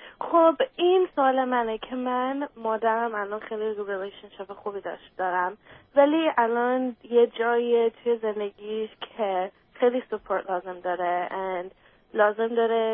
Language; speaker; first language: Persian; early bilingual, other home language; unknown